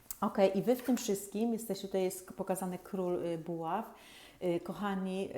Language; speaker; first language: Polish; native; Polish